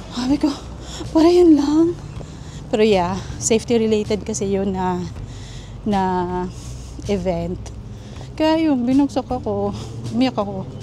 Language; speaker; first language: Filipino; native; Filipino